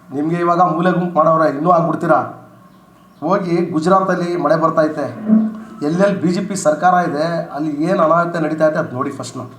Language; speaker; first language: Kannada; non-native, local second language; Urdu